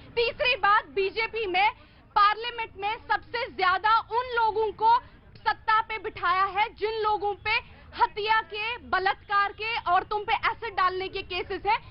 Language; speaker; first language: Hindi; native; Hindi